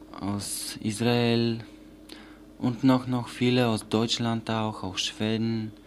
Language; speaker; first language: German; non-native, learner; Bulgarian